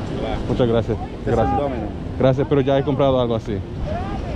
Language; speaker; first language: Spanish; non-native, learner; English